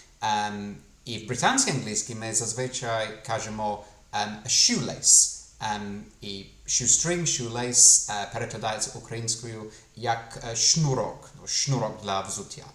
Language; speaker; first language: Ukrainian; non-native, fluent; English